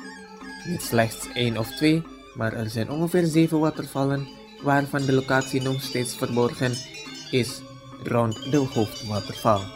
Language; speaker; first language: Dutch; non-native, fluent; Indonesian